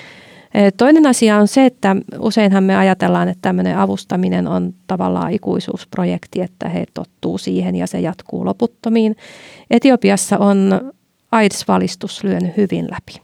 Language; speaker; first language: Finnish; native; Finnish